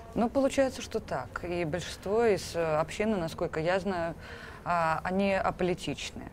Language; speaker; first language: Russian; native; Russian